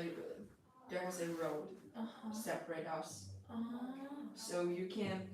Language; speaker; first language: English; non-native, fluent; Chinese